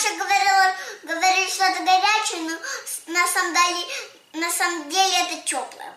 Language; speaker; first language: Russian; early bilingual, heritage; Russian